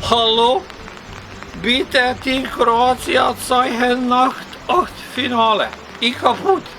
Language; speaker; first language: German; non-native, learner; Croatian